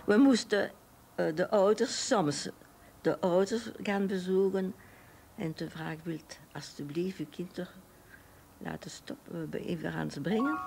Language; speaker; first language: Dutch; non-native, local second language; French